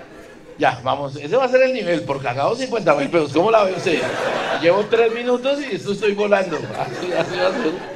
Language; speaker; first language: Spanish; native; Spanish